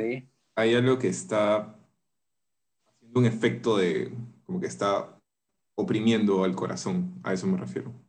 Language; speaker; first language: Spanish; native; Spanish